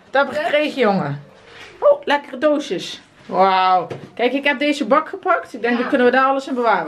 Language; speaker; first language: Dutch; native; Dutch